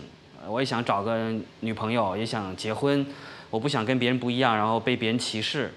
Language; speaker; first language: Chinese; native; Chinese